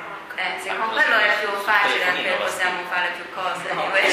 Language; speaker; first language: Italian; non-native, fluent; Chinese